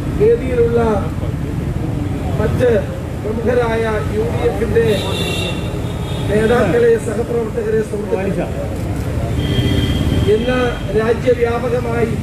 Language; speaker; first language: Malayalam; native; Malayalam